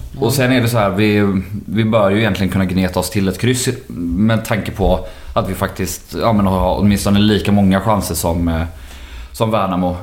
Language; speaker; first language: Swedish; native; Swedish